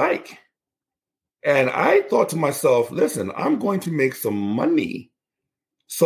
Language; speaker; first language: English; non-native, local second language; Igbo